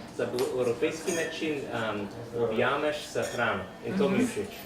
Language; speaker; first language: Slovenian; non-native, learner; English